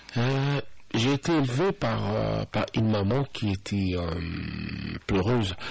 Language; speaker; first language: French; non-native, local second language; Lingala